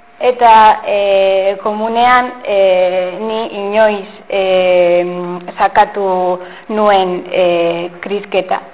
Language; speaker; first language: Basque; non-native, local second language; Spanish